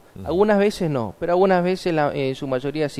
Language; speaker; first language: Spanish; native; Spanish